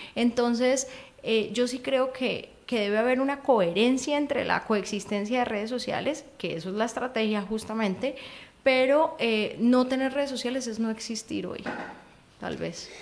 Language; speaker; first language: Spanish; native; Spanish